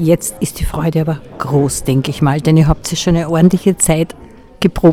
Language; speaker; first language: German; native; German